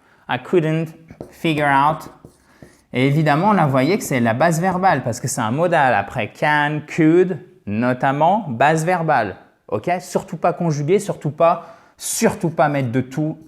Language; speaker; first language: French; native; French